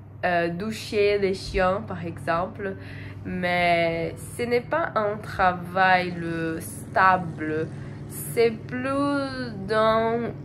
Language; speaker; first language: French; non-native, learner; Portuguese